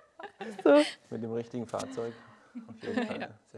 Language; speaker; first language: German; native; German